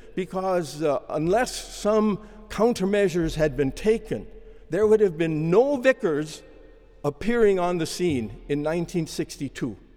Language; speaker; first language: English; native; English